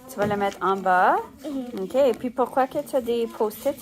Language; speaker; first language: French; native; French